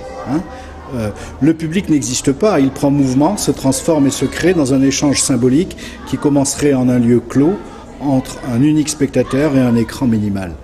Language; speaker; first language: French; native; French